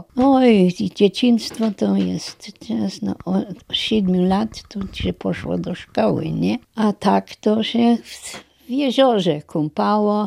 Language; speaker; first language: Polish; non-native, local second language; German